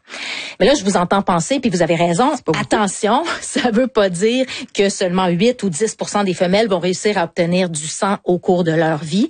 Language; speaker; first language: French; native; French